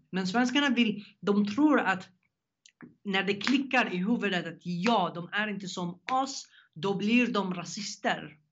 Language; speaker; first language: Swedish; non-native, fluent; Arabic